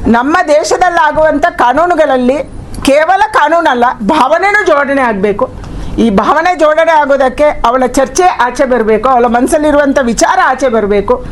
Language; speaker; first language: Kannada; native; Kannada